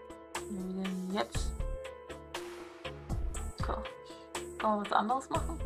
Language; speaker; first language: German; native; German